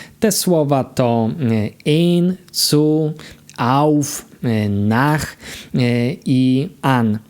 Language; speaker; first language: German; non-native, fluent; Polish